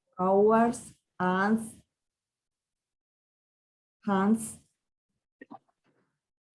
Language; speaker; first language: English; non-native, learner; Spanish